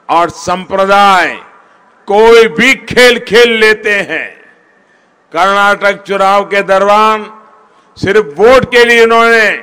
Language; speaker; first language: Hindi; non-native, local second language; Gujarati